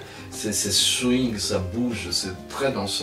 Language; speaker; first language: French; non-native, fluent; Spanish